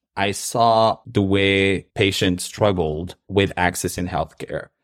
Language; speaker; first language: English; non-native, fluent; Arabic